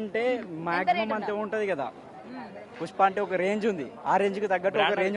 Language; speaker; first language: Telugu; native; Telugu